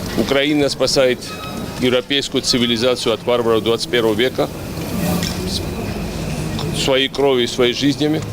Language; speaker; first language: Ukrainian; non-native, learner; Georgian